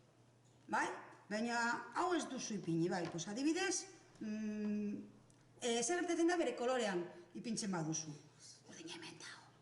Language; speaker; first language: Basque; non-native, local second language; Spanish